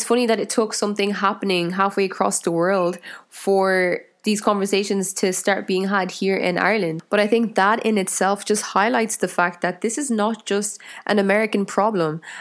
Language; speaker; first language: English; native; English